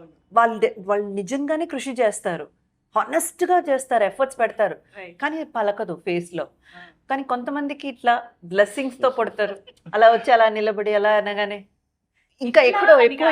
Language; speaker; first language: Telugu; native; Telugu